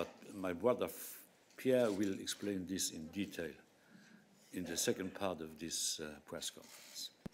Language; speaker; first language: English; non-native, fluent; Luxembourgish